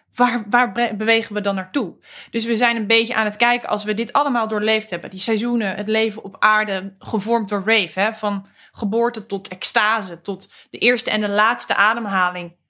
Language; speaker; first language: Dutch; native; Dutch